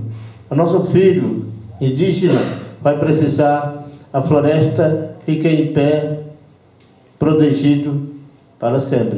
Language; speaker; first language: Portuguese; non-native, local second language; Yanomámi